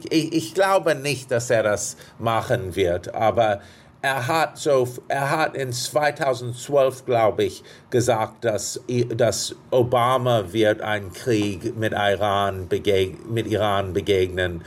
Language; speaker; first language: German; non-native, fluent; English